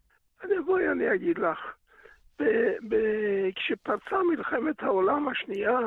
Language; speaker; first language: Hebrew; early bilingual, other home language; Yiddish